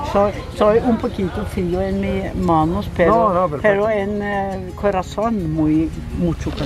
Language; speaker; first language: Spanish; non-native, learner; Norwegian